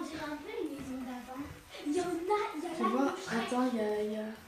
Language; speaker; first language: French; native; French